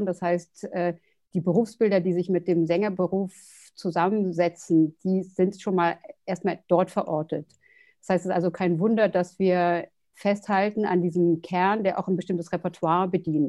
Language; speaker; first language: German; native; German